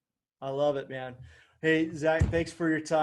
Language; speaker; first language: English; native; English